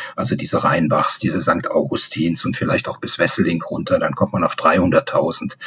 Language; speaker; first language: German; native; German